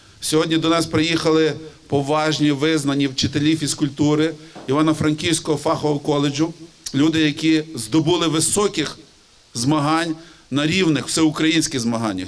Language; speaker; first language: Ukrainian; native; Ukrainian